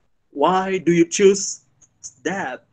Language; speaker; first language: English; non-native, fluent; Indonesian